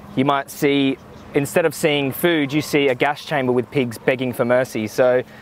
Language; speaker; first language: English; native; English